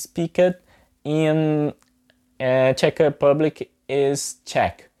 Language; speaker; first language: English; non-native, fluent; Portuguese